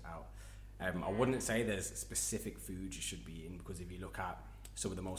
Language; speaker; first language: English; native; English